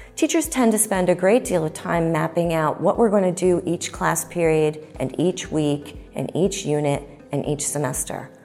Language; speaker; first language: English; native; English